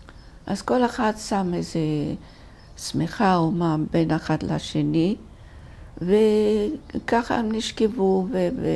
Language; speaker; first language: Hebrew; non-native, fluent; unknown